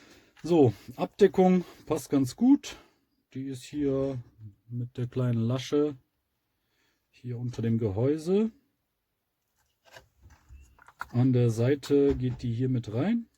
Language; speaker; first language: German; native; German